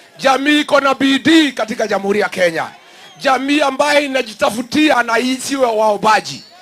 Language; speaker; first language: Swahili; non-native, local second language; Kikuyu